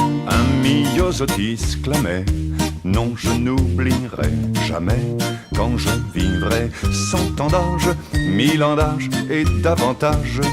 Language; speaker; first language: French; native; French